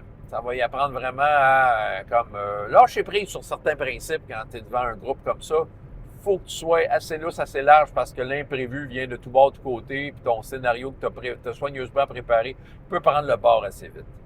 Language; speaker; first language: French; native; French